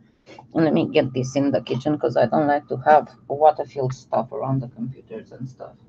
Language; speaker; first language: English; non-native, fluent; French